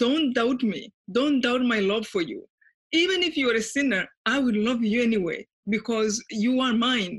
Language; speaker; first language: English; non-native, local second language; Kinyarwanda